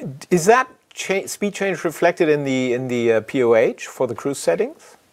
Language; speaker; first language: English; non-native, fluent; German